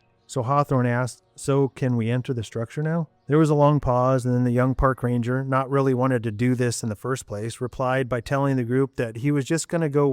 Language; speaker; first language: English; native; English